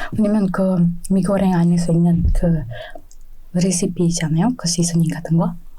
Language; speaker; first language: Korean; non-native, fluent; Indonesian